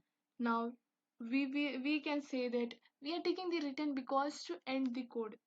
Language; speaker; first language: English; non-native, local second language; Hindi